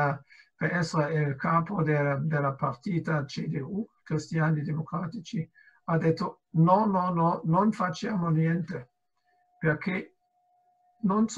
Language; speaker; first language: Italian; non-native, fluent; German